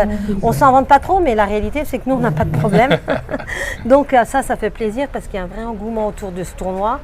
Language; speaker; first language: French; native; French